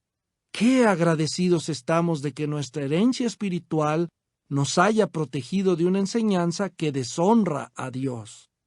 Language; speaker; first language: Spanish; native; Spanish